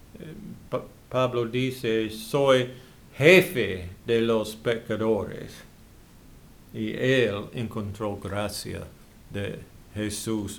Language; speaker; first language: Spanish; non-native, learner; English